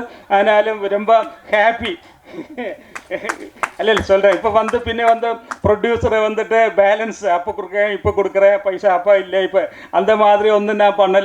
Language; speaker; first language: Tamil; non-native, learner; Malayalam